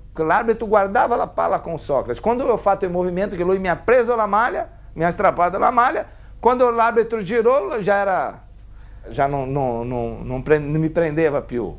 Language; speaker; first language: Italian; non-native, fluent; Portuguese